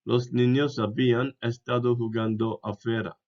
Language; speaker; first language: Spanish; non-native, fluent; English